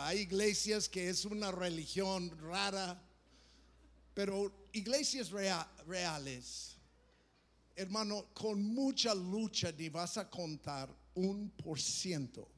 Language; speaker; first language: Spanish; non-native, fluent; English